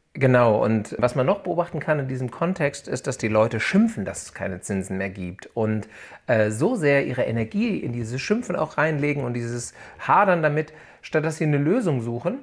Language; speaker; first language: German; native; German